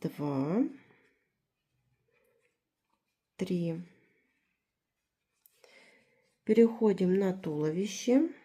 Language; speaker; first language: Russian; native; Russian